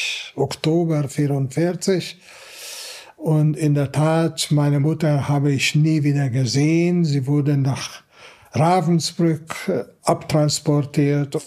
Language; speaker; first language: German; non-native, fluent; Hungarian